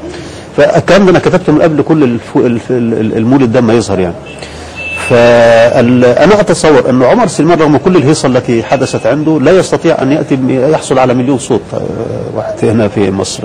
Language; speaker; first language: Arabic; native; Arabic